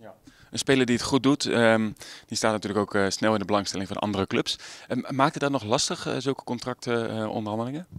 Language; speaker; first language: Dutch; native; Dutch